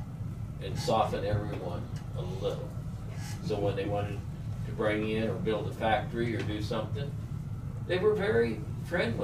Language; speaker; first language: English; native; English